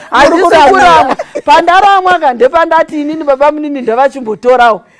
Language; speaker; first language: Shona; native; Shona